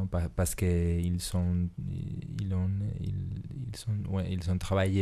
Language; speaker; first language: French; non-native, fluent; Spanish